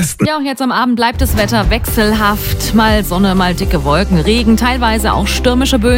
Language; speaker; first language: German; native; German